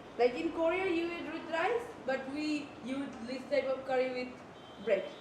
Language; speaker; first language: English; non-native, local second language; Bangla